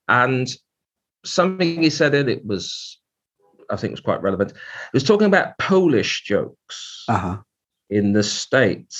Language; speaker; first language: English; native; English